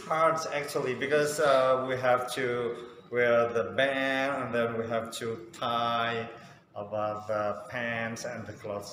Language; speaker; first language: English; non-native, fluent; Sundanese